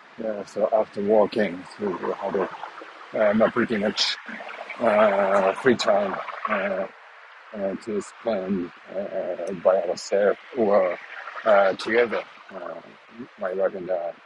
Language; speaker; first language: English; non-native, learner; Japanese